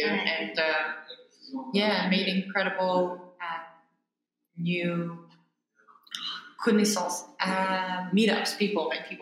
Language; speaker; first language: English; non-native, local second language; French